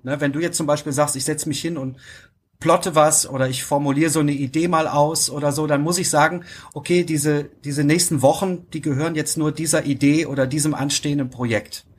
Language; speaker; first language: German; native; German